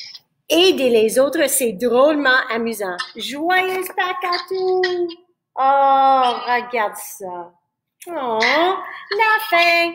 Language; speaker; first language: French; non-native, fluent; English